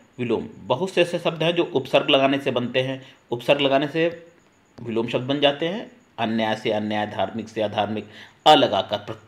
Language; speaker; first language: Hindi; native; Hindi